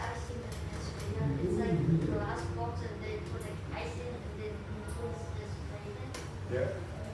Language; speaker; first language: English; non-native, learner; Vietnamese